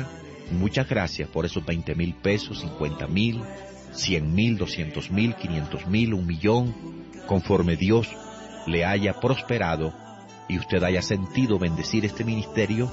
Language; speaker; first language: Spanish; native; Spanish